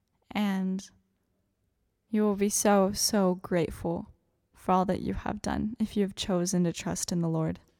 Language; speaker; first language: English; native; English